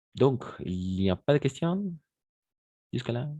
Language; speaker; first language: French; non-native, fluent; Spanish